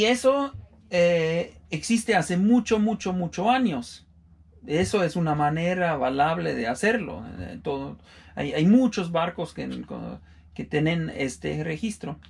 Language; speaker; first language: Spanish; non-native, fluent; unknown